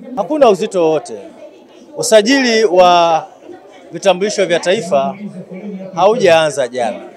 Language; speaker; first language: Swahili; native; Swahili